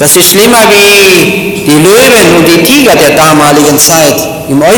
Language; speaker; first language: German; native; German